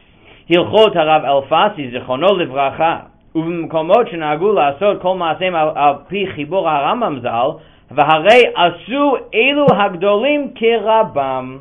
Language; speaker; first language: Hebrew; non-native, fluent; English